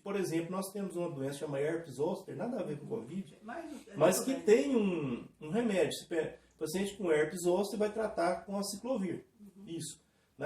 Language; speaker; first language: Portuguese; native; Portuguese